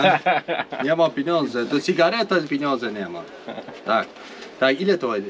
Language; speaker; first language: Polish; non-native, learner; Turkish